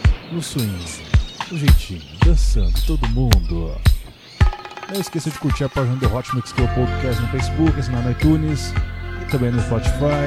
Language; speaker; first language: Portuguese; native; Portuguese